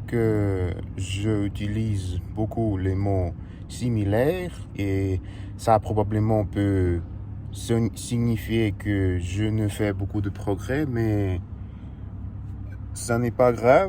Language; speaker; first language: French; non-native, learner; Russian